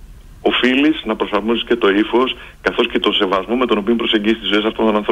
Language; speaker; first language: Greek; native; Greek